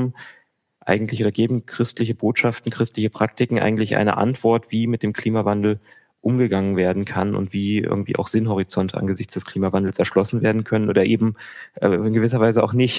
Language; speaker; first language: German; native; German